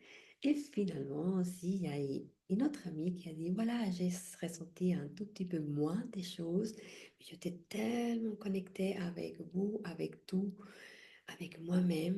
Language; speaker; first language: French; non-native, fluent; Spanish